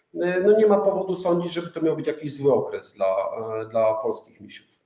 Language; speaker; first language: Polish; native; Polish